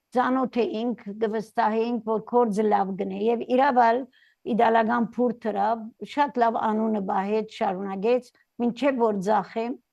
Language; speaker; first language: Armenian; early bilingual, heritage; Armenian